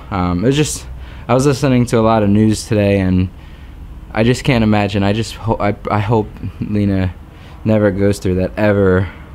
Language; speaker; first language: English; native; English